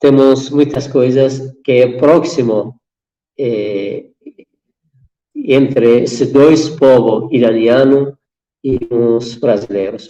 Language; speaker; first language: Portuguese; non-native, fluent; Persian